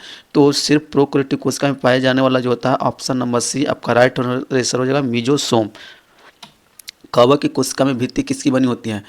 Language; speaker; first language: Hindi; native; Hindi